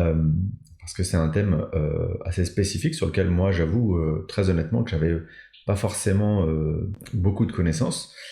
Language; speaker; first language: French; native; French